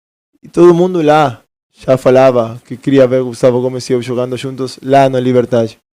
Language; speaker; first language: Portuguese; non-native, fluent; Spanish